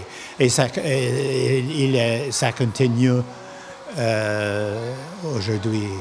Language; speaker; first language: French; non-native, local second language; English